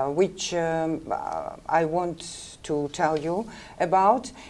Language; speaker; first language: English; non-native, fluent; Georgian